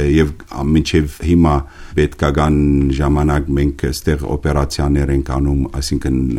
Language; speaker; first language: Armenian; early bilingual, heritage; Armenian